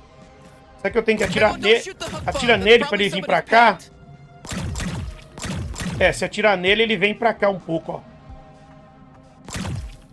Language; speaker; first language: Portuguese; native; Portuguese